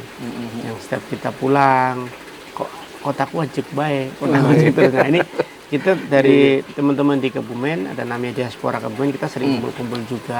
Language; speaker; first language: Indonesian; native; Indonesian